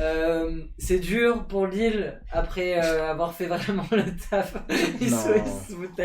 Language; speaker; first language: French; native; French